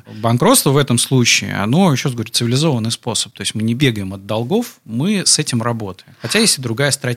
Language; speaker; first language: Russian; native; Russian